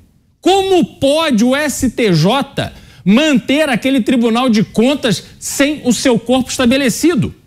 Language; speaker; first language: Portuguese; native; Portuguese